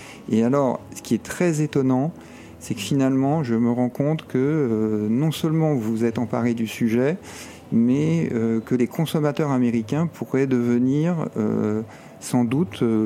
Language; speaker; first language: French; native; French